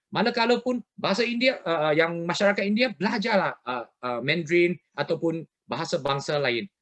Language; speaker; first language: Malay; non-native, local second language; Chinese